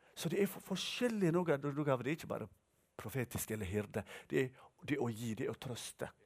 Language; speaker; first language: Norwegian; non-native, fluent; Tigrinya